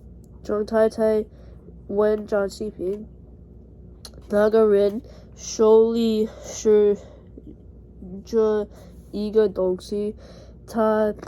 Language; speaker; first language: Chinese; non-native, learner; English